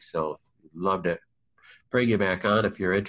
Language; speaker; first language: English; native; English